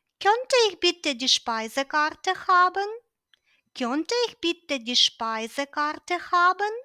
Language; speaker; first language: German; non-native, fluent; Ukrainian